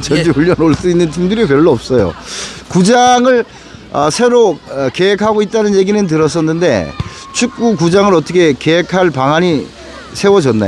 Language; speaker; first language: Korean; native; Korean